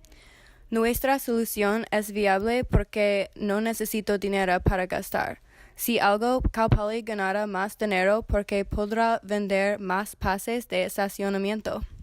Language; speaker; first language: Spanish; non-native, learner; English